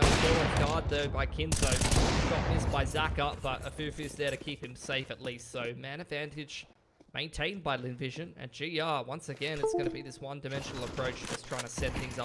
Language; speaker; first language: English; native; English